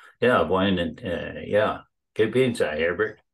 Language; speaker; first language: Spanish; non-native, learner; English